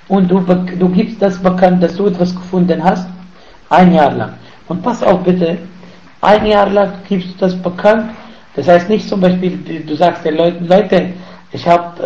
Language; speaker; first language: German; non-native, fluent; Arabic